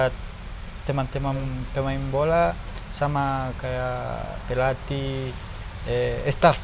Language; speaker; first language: Indonesian; non-native, learner; Spanish